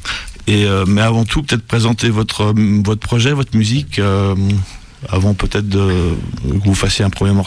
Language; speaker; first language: French; native; French